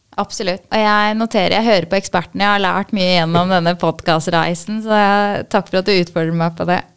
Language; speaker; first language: Norwegian; early bilingual, other home language; Persian